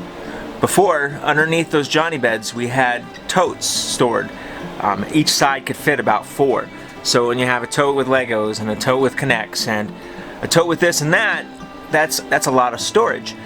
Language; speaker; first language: English; native; English